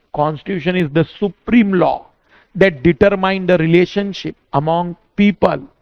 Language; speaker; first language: English; non-native, local second language; Hindi